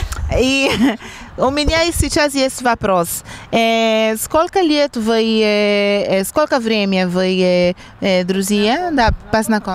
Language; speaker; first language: Russian; non-native, learner; Portuguese